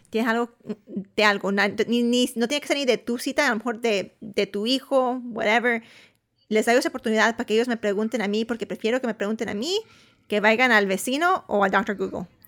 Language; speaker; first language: Spanish; early bilingual, heritage; Spanish